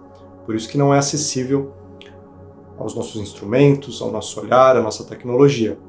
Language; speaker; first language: Portuguese; native; Portuguese